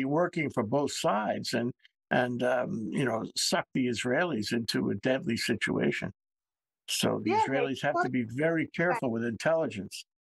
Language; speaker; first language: English; native; English